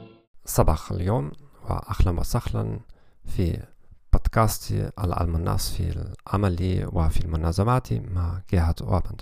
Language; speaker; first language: Arabic; non-native, learner; German